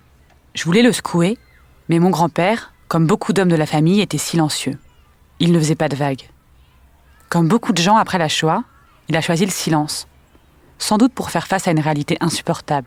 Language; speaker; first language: French; native; French